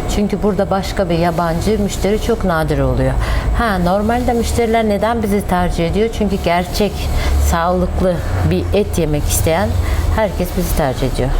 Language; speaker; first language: Turkish; non-native, fluent; Kyrgyz